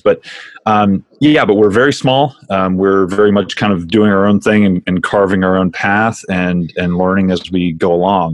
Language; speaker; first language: English; native; English